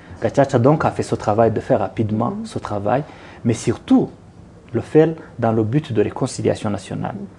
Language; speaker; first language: French; non-native, local second language; Kinyarwanda